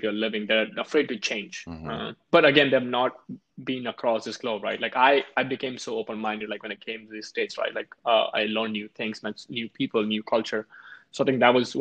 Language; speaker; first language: English; non-native, local second language; Hindi